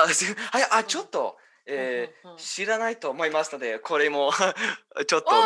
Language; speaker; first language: Japanese; non-native, fluent; English